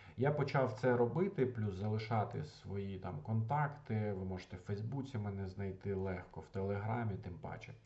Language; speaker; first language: Ukrainian; non-native, local second language; Russian